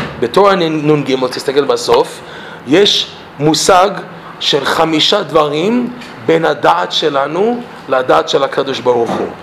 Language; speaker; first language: Hebrew; non-native, fluent; English